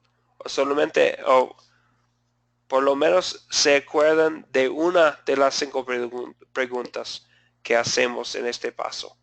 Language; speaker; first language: Spanish; non-native, fluent; English